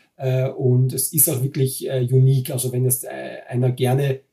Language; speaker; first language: German; native; German